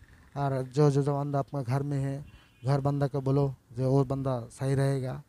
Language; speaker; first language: Hindi; non-native, learner; Bangla